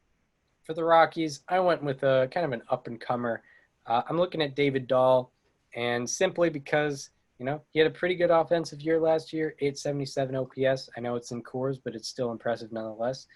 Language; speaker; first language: English; native; English